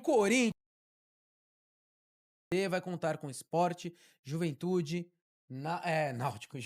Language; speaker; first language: Portuguese; native; Portuguese